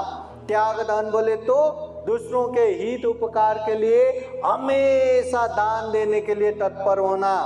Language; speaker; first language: Hindi; non-native, local second language; Marathi